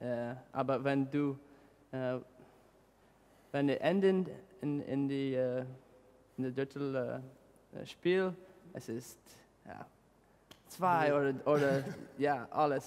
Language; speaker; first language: German; non-native, learner; English